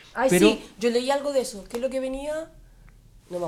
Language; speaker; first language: Spanish; native; Spanish